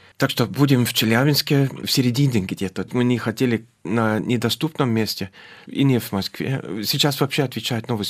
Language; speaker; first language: Russian; non-native, fluent; German